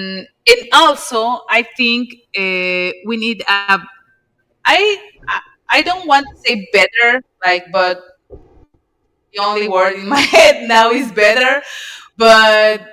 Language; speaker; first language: English; non-native, learner; Spanish